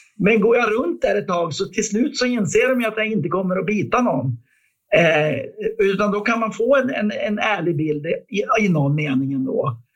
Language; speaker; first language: Swedish; native; Swedish